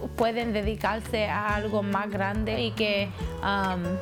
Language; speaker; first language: Spanish; early bilingual, heritage; Spanish